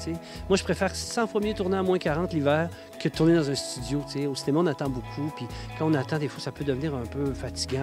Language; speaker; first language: French; native; French